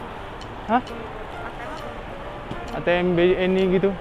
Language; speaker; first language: Indonesian; native; Indonesian